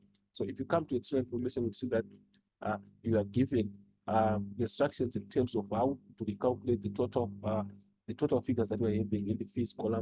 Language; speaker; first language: English; non-native, local second language; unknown